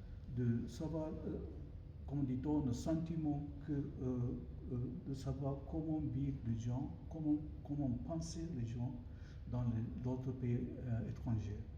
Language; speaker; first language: French; non-native, learner; Japanese